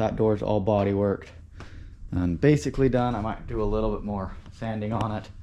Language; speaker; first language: English; native; English